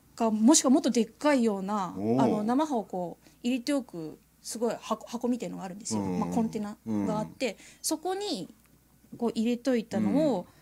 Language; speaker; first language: Japanese; native; Japanese